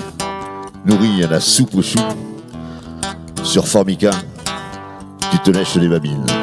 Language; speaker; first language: French; native; French